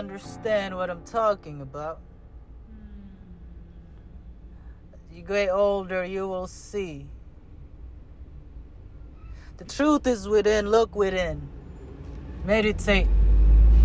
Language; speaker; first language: English; non-native, local second language; Cebuano